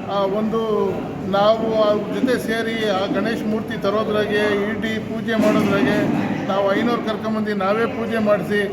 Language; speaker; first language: Kannada; native; Kannada